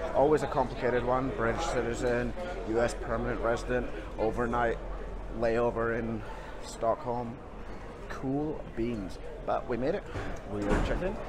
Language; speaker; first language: English; native; English